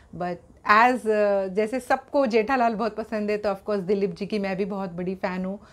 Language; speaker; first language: Hindi; native; Hindi